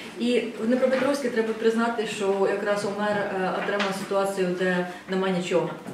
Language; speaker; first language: Ukrainian; non-native, fluent; Estonian